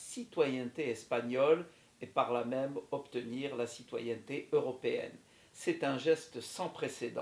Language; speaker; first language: French; native; French